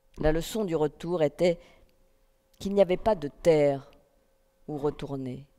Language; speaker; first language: French; native; French